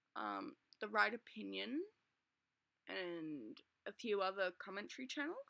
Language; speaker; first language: English; native; English